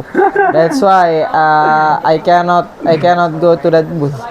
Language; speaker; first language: English; non-native, learner; Indonesian